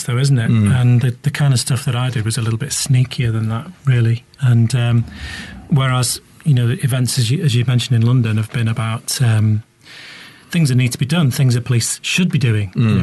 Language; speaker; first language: English; native; English